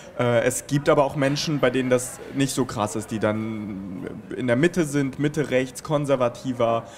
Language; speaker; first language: German; early bilingual, other home language; Russian